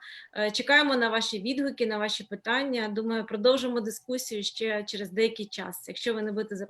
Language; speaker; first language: Ukrainian; native; Ukrainian